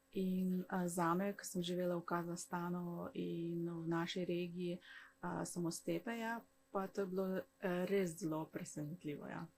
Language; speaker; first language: Slovenian; non-native, fluent; Kazakh